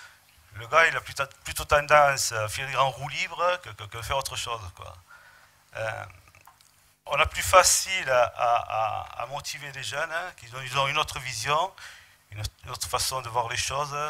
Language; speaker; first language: French; native; French